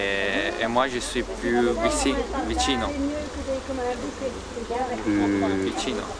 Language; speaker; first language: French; non-native, learner; Italian